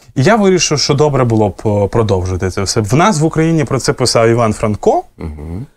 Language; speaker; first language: Ukrainian; native; Ukrainian